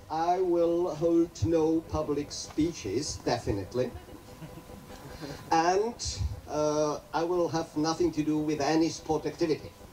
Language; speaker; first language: English; non-native, fluent; Czech